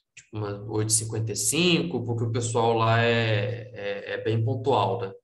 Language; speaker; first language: Portuguese; native; Portuguese